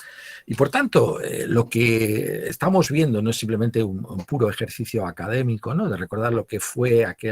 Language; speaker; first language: Spanish; native; Spanish